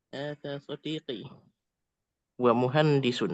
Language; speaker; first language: Arabic; non-native, learner; Indonesian